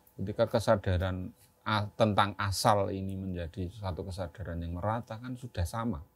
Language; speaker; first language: Indonesian; non-native, local second language; Javanese